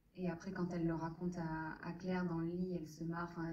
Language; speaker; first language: French; native; French